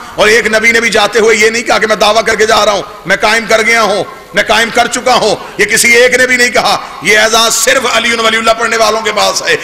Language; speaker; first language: Urdu; native; Urdu